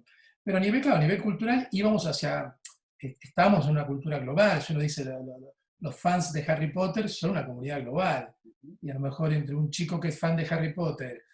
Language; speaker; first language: Spanish; native; Spanish